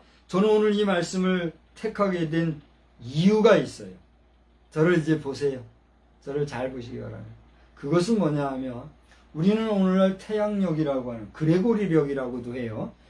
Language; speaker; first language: Korean; native; Korean